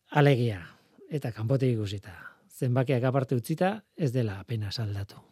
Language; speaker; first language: Basque; native; Basque